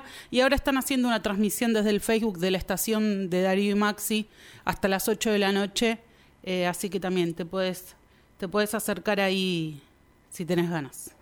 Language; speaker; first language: Spanish; native; Spanish